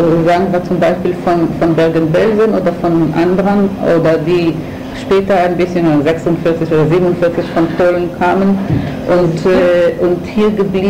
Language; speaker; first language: German; non-native, fluent; Hebrew